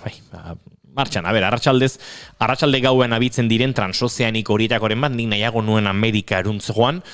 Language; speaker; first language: Basque; native; Basque